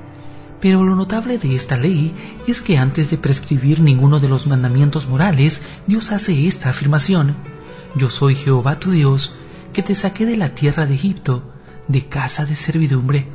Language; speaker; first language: Spanish; native; Spanish